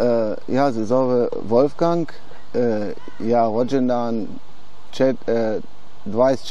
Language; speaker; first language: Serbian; non-native, learner; German